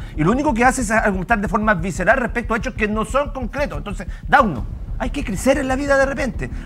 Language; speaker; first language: Spanish; native; Spanish